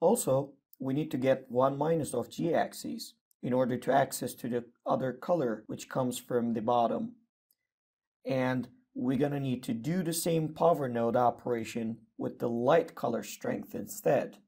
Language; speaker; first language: English; non-native, fluent; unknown